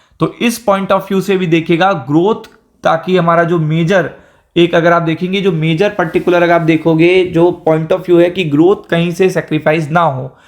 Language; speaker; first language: Hindi; native; Hindi